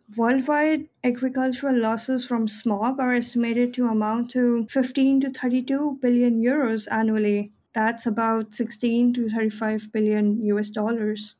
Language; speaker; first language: English; non-native, local second language; Hindi